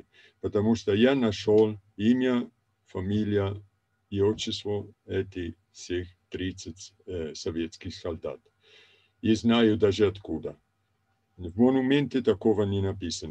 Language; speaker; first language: Russian; non-native, fluent; Italian